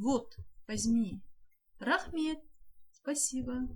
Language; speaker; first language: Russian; non-native, local second language; Kazakh